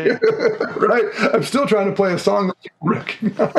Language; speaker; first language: English; native; English